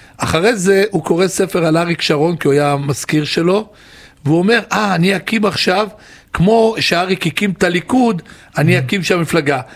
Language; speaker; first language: Hebrew; native; Hebrew